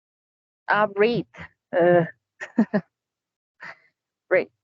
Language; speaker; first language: English; non-native, learner; Spanish